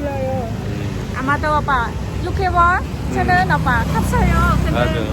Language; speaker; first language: Korean; non-native, learner; Khmer